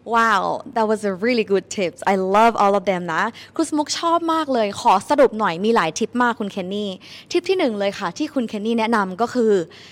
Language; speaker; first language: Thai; native; Thai